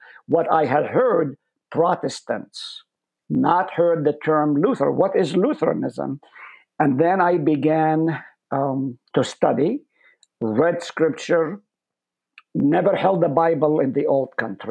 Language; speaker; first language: English; non-native, fluent; Hebrew